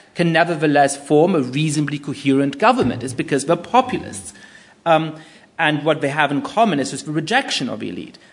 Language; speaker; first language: English; non-native, fluent; German